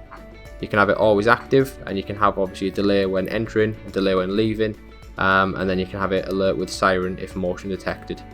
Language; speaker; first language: English; native; English